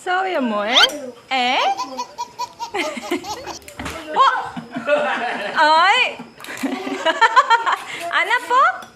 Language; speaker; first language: Korean; non-native, learner; Filipino